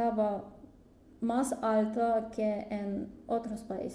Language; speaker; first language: Spanish; non-native, learner; Russian